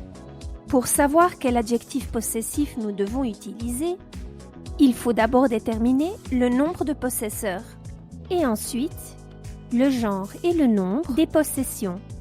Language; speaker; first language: French; non-native, fluent; Spanish